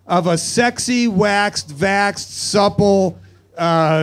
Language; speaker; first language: English; native; English